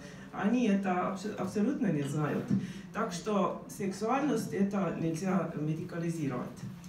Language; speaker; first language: Russian; non-native, fluent; Estonian